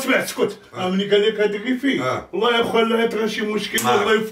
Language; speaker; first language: Arabic; native; Arabic